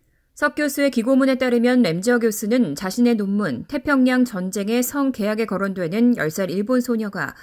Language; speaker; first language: Korean; native; Korean